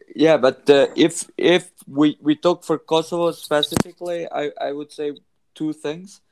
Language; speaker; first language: English; non-native, fluent; Albanian